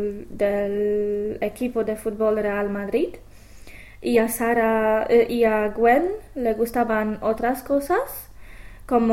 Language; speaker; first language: Spanish; non-native, fluent; English